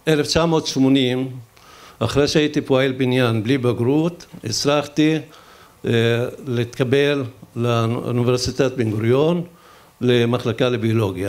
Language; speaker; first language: Hebrew; non-native, local second language; Arabic